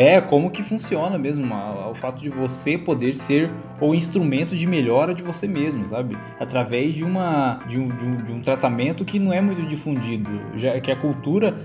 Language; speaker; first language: Portuguese; native; Portuguese